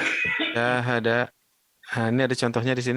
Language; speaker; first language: Indonesian; native; Indonesian